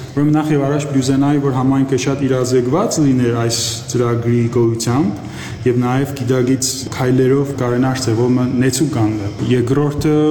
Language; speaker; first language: Armenian; early bilingual, heritage; Armenian